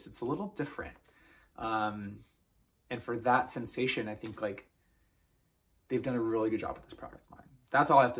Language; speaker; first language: English; native; English